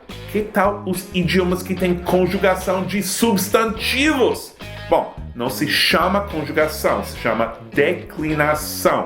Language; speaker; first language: Portuguese; non-native, fluent; English